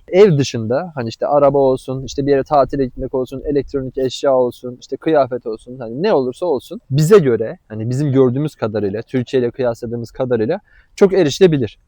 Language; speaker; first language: Turkish; native; Turkish